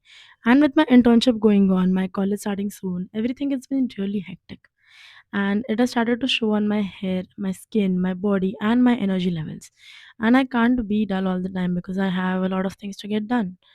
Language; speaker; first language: English; non-native, local second language; Hindi